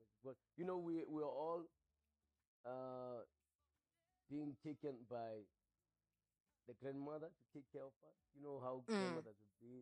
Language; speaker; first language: English; non-native, local second language; Xhosa